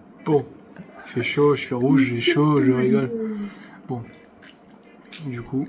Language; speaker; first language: French; native; French